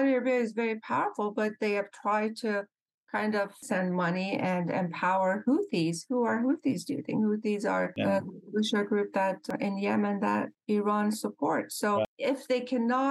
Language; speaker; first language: English; non-native, fluent; Persian